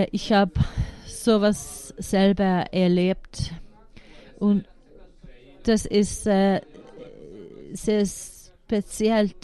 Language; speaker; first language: German; non-native, fluent; Finnish